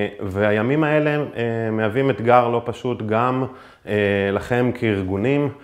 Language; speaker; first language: Hebrew; native; Hebrew